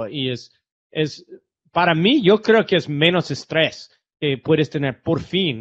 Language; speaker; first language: Spanish; non-native, fluent; English